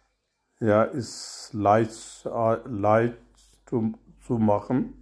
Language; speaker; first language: German; non-native, learner; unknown